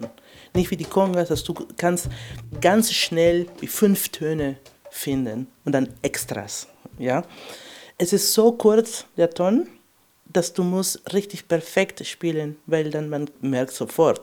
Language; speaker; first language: German; non-native, fluent; Spanish